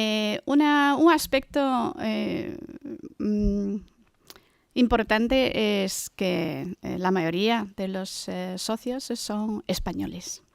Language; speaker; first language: Spanish; non-native, fluent; Chinese